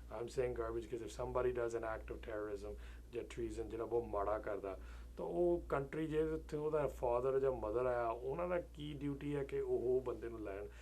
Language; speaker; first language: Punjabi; early bilingual, heritage; Punjabi